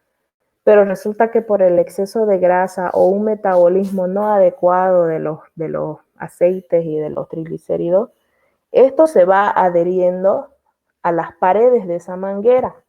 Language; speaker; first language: Spanish; native; Spanish